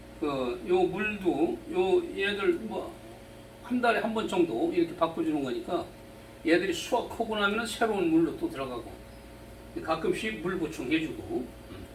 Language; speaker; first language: Korean; native; Korean